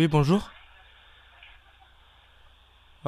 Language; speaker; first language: French; native; French